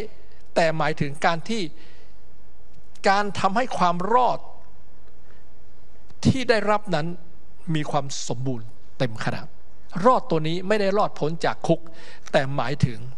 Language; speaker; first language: Thai; native; Thai